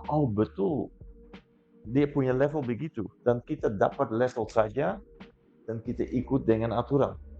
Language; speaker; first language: Indonesian; non-native, fluent; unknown